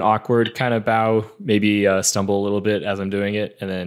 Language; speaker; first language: English; native; English